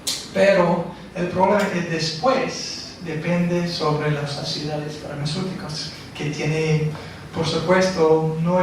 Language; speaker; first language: Spanish; non-native, fluent; English